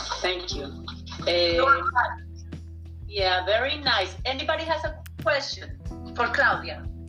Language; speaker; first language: English; non-native, learner; Spanish